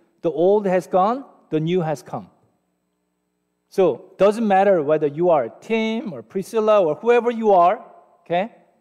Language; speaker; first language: English; non-native, fluent; Korean